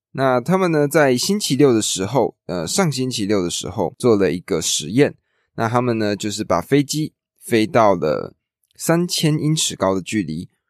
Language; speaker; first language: Chinese; native; Chinese